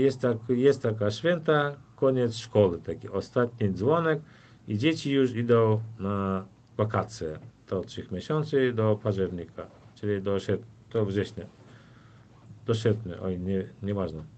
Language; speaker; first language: Polish; non-native, fluent; Turkmen